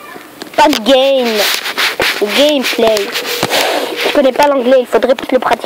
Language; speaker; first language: French; native; French